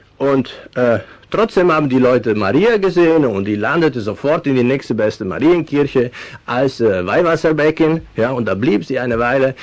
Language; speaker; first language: German; non-native, fluent; Venetian